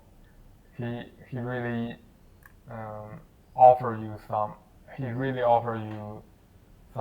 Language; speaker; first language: English; non-native, learner; Chinese